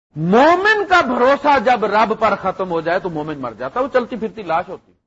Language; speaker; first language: Urdu; non-native, local second language; Punjabi